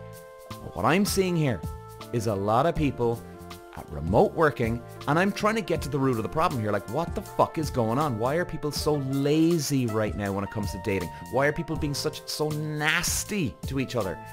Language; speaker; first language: English; native; English